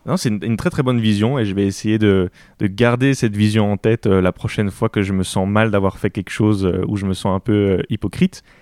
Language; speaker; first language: French; native; French